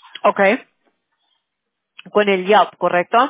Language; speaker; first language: Spanish; early bilingual, heritage; Spanish